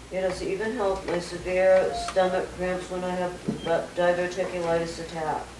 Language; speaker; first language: English; native; English